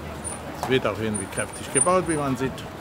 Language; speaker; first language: German; non-native, fluent; Polish